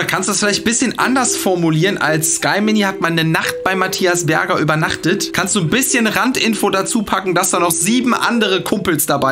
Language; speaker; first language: German; native; German